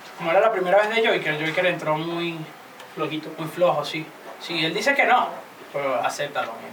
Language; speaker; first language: Spanish; native; Spanish